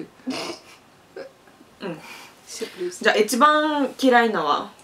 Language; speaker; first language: Japanese; non-native, learner; Russian